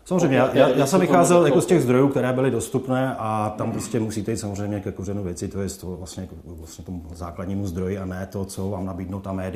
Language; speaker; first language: Czech; native; Czech